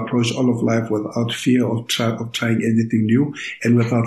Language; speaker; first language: English; non-native, local second language; Tswana